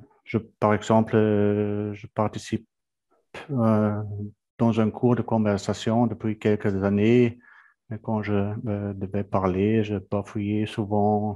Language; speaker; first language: French; non-native, fluent; German